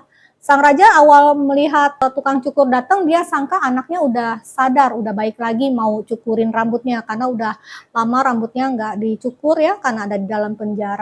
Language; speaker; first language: Indonesian; native; Indonesian